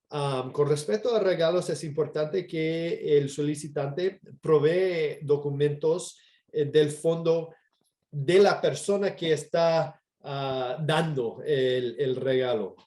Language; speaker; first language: Spanish; non-native, fluent; English